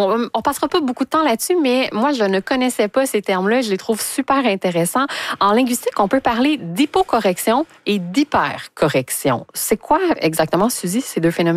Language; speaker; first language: French; native; French